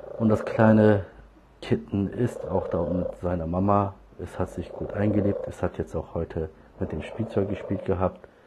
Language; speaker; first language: German; early bilingual, other home language; Turkish